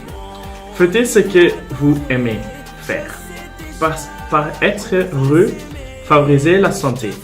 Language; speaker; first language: French; non-native, local second language; Persian